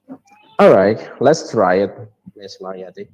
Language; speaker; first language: English; non-native, learner; Indonesian